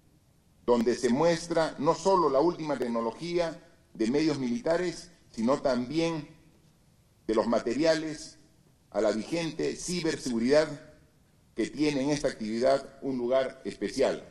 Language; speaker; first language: Spanish; native; Spanish